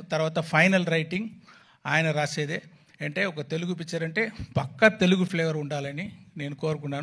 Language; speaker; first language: Telugu; non-native, local second language; Tamil